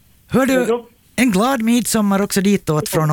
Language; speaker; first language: Swedish; native; Swedish